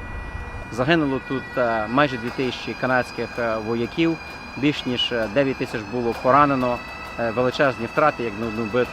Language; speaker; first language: Ukrainian; native; Ukrainian